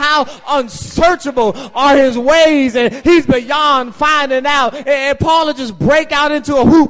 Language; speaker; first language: English; native; English